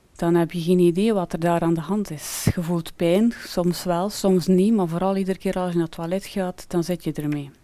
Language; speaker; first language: Dutch; native; Dutch